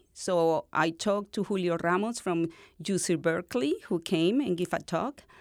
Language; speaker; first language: English; non-native, fluent; Spanish